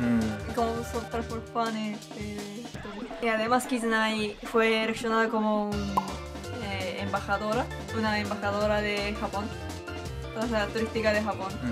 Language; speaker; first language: Spanish; non-native, fluent; Japanese